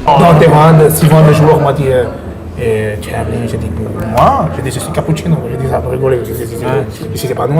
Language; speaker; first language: French; non-native, learner; Portuguese